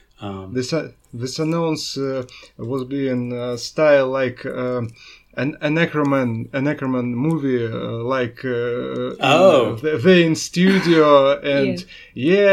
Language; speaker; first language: English; non-native, learner; Russian